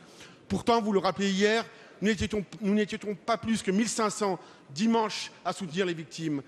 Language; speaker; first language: French; native; French